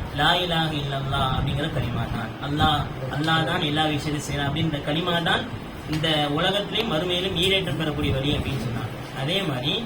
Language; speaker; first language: Tamil; native; Tamil